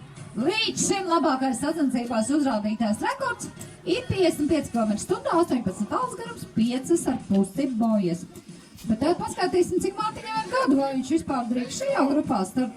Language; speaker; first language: Latvian; native; Latvian